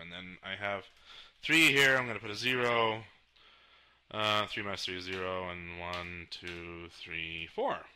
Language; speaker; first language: English; native; English